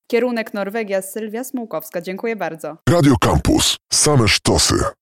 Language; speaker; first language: Polish; native; Polish